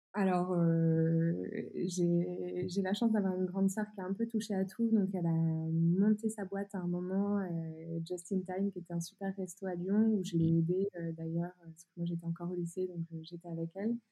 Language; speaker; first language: French; native; French